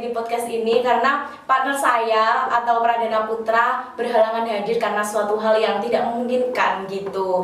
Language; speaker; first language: Indonesian; native; Indonesian